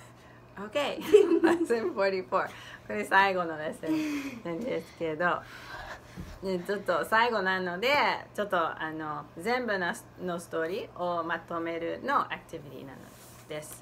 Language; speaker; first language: Japanese; non-native, fluent; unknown